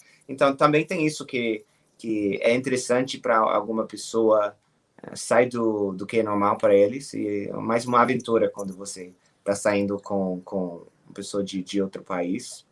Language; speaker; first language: Portuguese; non-native, fluent; English